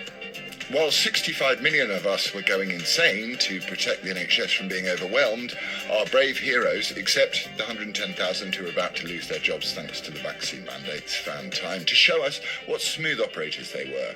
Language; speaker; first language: English; native; English